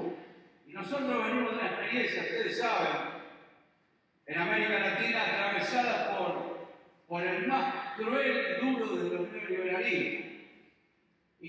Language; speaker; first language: Spanish; native; Spanish